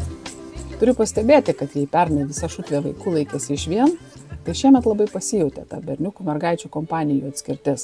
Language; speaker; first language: Lithuanian; native; Lithuanian